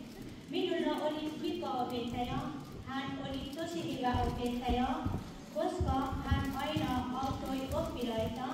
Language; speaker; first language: Finnish; non-native, fluent; Persian